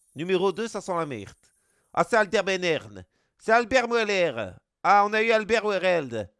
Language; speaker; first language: French; native; French